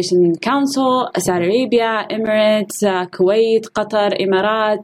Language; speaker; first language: English; non-native, fluent; Arabic